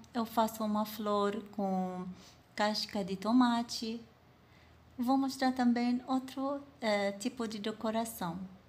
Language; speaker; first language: Portuguese; non-native, fluent; Arabic